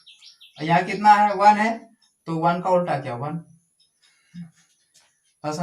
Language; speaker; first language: Hindi; native; Hindi